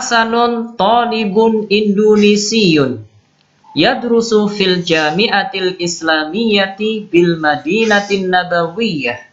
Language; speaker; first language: Arabic; non-native, fluent; Indonesian